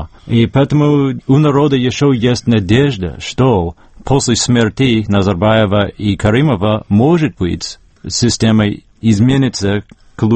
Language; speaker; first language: Russian; non-native, fluent; English